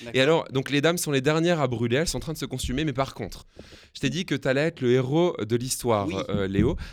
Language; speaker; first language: French; native; French